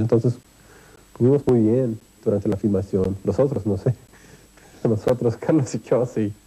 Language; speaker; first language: Spanish; early bilingual, heritage; English